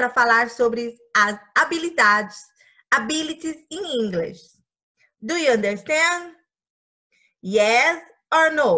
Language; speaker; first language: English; non-native, learner; Portuguese